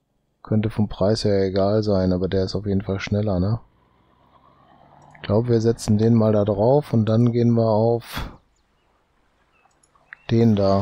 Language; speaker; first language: German; native; German